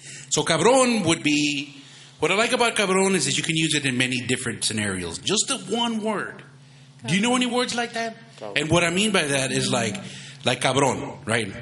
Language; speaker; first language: English; early bilingual, other home language; Spanish